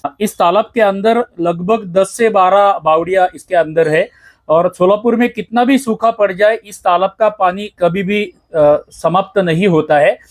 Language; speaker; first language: Hindi; non-native, local second language; Marathi